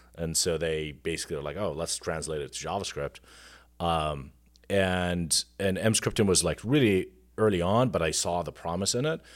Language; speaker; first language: English; non-native, fluent; Arabic